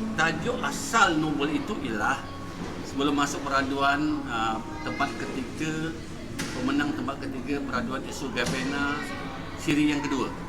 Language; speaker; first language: Malay; native; Malay